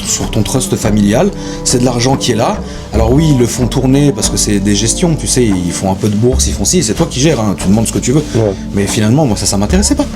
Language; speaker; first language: French; native; French